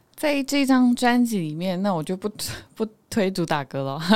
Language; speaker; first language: Chinese; non-native, local second language; Hakka Chinese